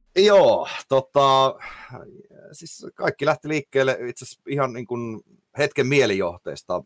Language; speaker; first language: Finnish; native; Finnish